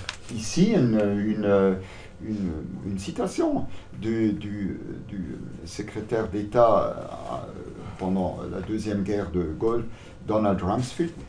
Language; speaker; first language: French; non-native, local second language; German